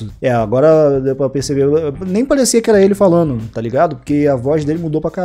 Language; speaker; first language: Portuguese; native; Portuguese